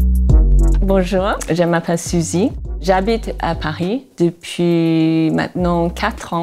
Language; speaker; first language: French; non-native, fluent; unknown